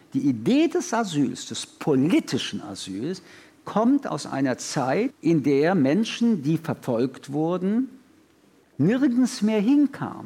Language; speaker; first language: German; early bilingual, other home language; French